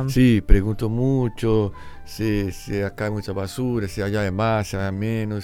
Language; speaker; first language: Spanish; non-native, learner; Portuguese